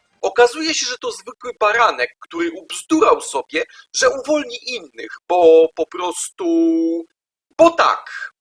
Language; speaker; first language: Polish; native; Polish